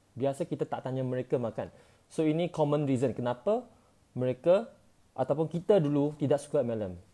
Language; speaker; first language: Malay; non-native, local second language; Chinese